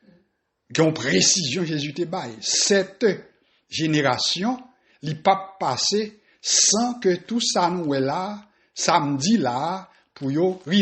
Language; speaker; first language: French; non-native, local second language; Haitian Creole